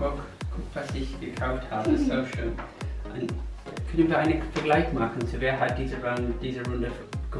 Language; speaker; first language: German; non-native, learner; English